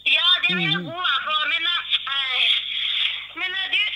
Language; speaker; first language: Norwegian; non-native, learner; Chinese